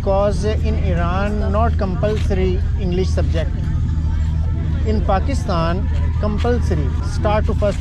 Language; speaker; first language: English; non-native, learner; Urdu